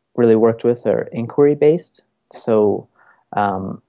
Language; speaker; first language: English; native; English